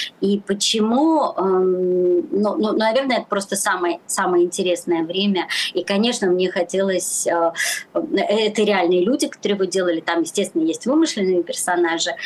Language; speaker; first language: Russian; native; Russian